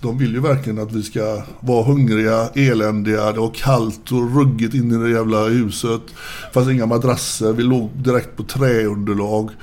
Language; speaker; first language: Swedish; native; Swedish